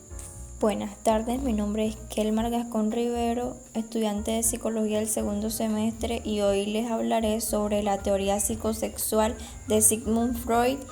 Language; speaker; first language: Spanish; native; Spanish